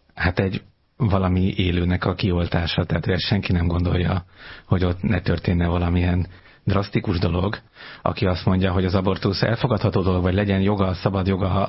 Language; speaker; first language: Hungarian; native; Hungarian